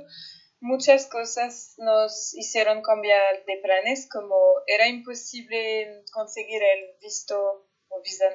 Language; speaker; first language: Spanish; non-native, fluent; French